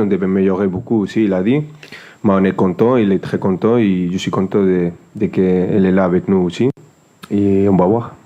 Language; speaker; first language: French; non-native, fluent; Spanish